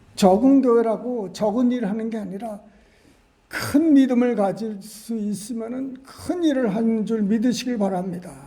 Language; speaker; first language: Korean; native; Korean